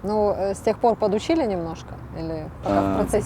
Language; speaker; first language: Russian; native; Russian